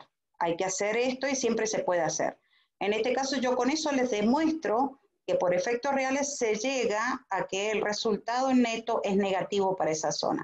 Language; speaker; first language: Spanish; native; Spanish